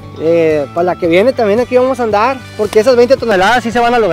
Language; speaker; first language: Spanish; native; Spanish